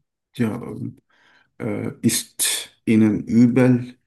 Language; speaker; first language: German; non-native, learner; Turkish